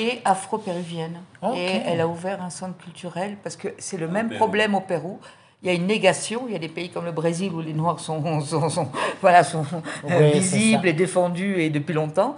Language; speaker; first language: French; native; French